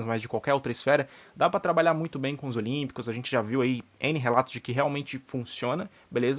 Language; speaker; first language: Portuguese; native; Portuguese